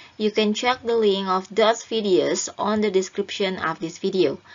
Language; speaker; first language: English; non-native, fluent; Indonesian